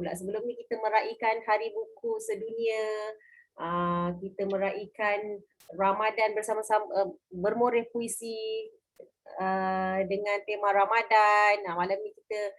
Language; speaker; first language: Malay; native; Malay